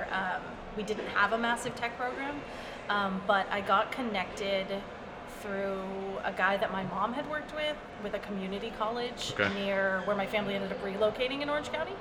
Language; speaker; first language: English; native; English